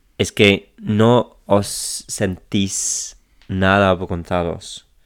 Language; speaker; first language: Spanish; non-native, fluent; English